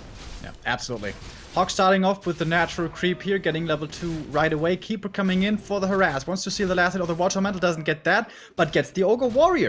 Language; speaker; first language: English; non-native, fluent; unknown